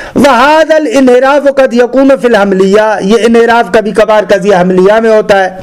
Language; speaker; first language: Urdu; non-native, local second language; Sindhi